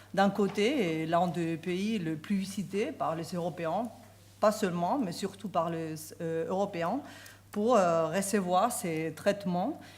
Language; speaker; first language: French; non-native, fluent; Spanish